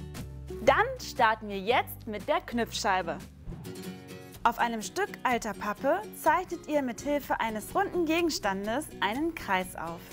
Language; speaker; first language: German; native; German